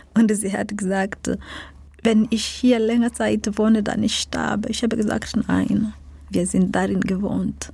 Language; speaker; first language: German; non-native, learner; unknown